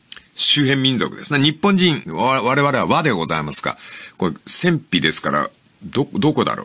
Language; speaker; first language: Japanese; native; Japanese